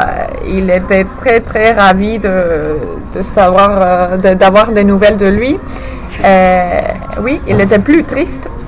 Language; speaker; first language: French; non-native, learner; English